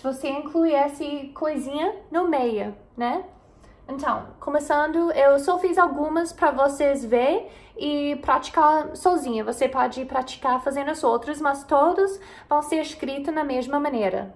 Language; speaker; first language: Portuguese; non-native, fluent; English